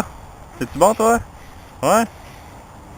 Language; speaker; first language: French; native; French